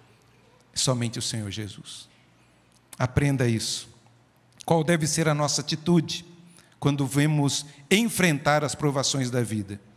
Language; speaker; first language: Portuguese; native; Portuguese